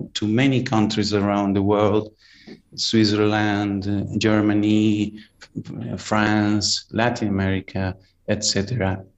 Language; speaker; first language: English; non-native, fluent; Spanish